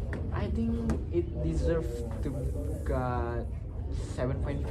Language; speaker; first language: English; non-native, local second language; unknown